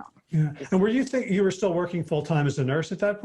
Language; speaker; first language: English; native; English